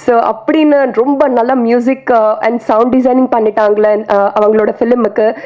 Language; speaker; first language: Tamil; non-native, learner; Telugu